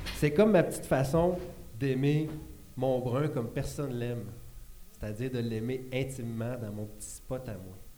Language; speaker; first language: French; native; French